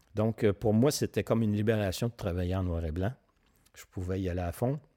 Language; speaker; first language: French; native; French